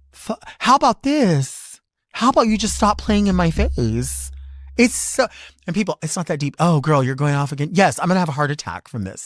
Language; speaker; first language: English; native; English